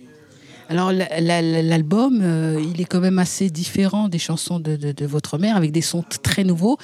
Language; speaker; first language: French; native; French